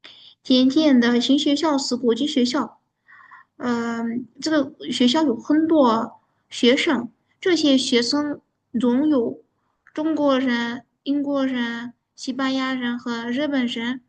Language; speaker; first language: Chinese; non-native, fluent; Uzbek